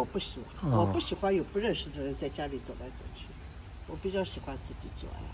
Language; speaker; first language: Chinese; non-native, local second language; Wu Chinese